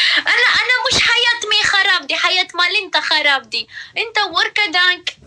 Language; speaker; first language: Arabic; non-native, learner; Pashto